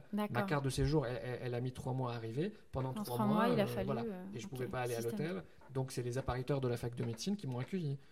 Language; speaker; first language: French; non-native, local second language; Arabic